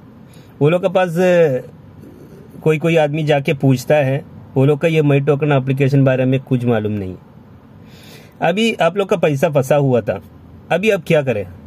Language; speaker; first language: Hindi; non-native, local second language; Malayalam